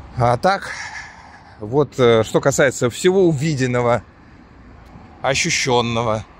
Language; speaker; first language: Russian; native; Russian